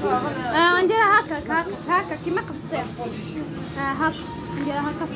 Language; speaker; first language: Arabic; native; Arabic